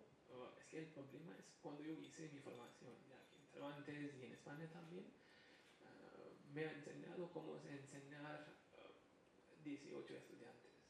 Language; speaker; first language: Spanish; non-native, fluent; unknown